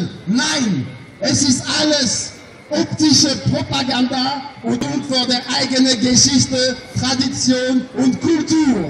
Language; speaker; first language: German; non-native, fluent; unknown